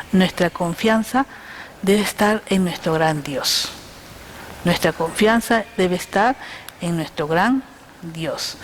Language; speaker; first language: Spanish; native; Spanish